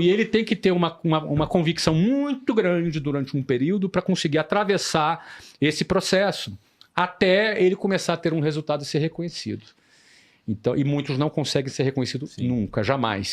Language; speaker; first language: Portuguese; native; Portuguese